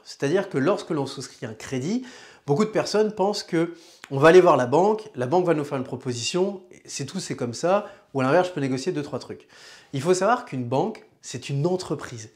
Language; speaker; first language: French; native; French